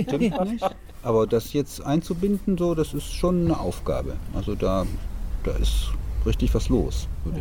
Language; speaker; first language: German; native; German